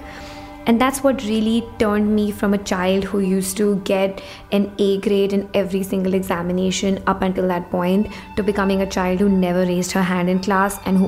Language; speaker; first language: English; non-native, local second language; Hindi